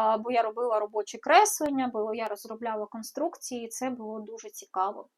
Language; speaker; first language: Ukrainian; non-native, local second language; Russian